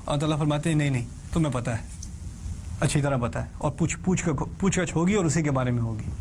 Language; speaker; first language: Urdu; early bilingual, heritage; Urdu